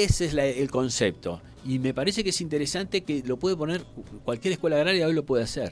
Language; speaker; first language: Spanish; native; Spanish